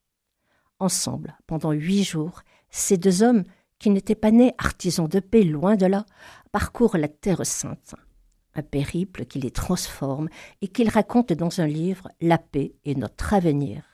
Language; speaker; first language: French; native; French